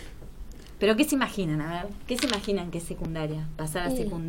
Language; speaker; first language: Spanish; native; Spanish